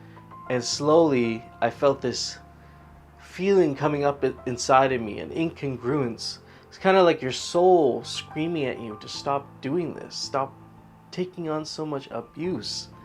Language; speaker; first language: English; native; English